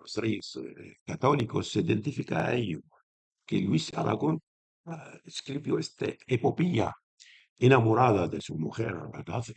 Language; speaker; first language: Spanish; non-native, fluent; Arabic